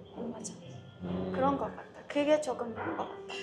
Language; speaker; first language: Korean; non-native, fluent; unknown